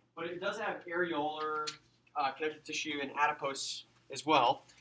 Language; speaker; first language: English; native; English